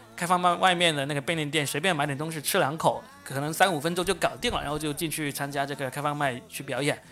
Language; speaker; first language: Chinese; native; Chinese